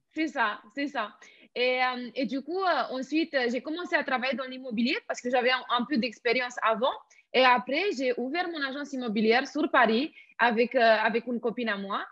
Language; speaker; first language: French; non-native, fluent; Romanian